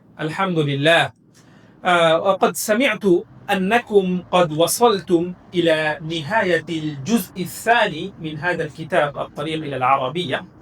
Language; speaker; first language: Arabic; non-native, fluent; Bangla